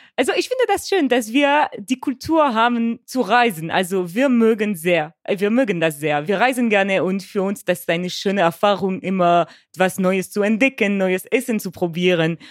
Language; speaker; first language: German; non-native, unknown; French